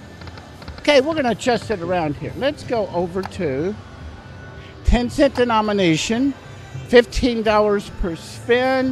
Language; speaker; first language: English; native; English